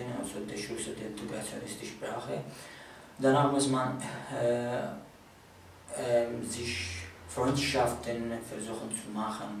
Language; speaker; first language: German; non-native, fluent; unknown